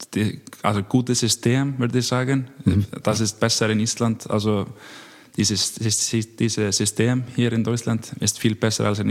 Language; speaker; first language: German; non-native, learner; Icelandic